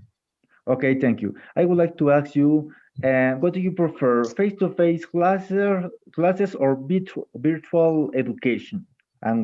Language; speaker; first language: English; non-native, fluent; Spanish